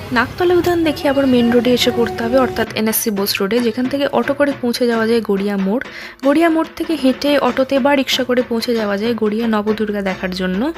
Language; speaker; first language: Bangla; native; Bangla